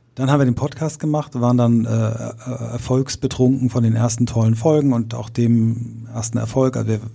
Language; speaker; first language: German; native; German